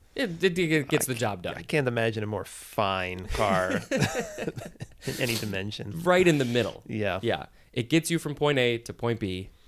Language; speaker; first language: English; native; English